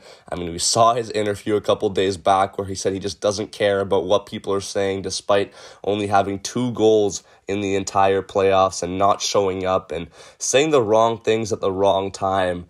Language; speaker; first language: English; native; English